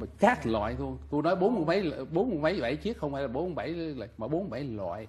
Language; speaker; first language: Vietnamese; native; Vietnamese